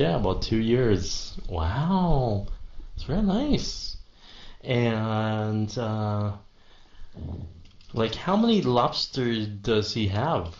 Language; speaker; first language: English; non-native, fluent; Vietnamese